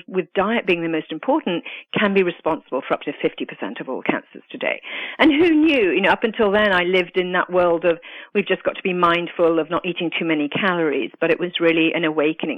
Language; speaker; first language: English; native; English